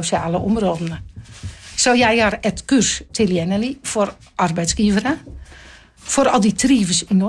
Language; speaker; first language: Norwegian; non-native, fluent; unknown